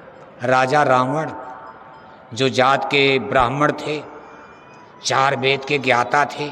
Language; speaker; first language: Hindi; native; Hindi